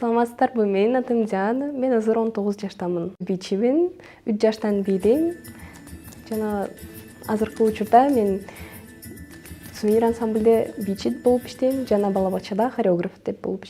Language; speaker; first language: Kyrgyz; non-native, local second language; Russian